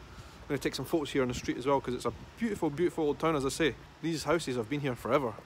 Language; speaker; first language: English; native; English